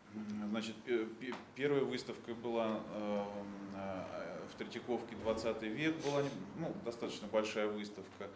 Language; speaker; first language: Russian; native; Russian